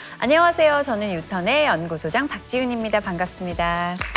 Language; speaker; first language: Korean; native; Korean